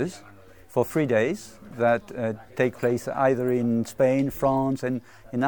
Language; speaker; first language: English; non-native, fluent; French